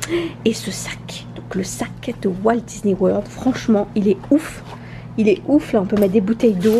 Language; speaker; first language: French; native; French